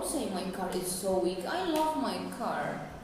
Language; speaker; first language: English; non-native, learner; Portuguese